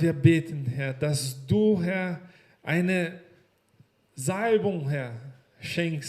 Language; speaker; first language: German; non-native, learner; Portuguese